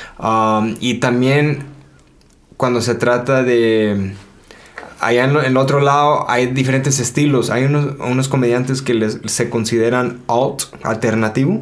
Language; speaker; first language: Spanish; early bilingual, heritage; Spanish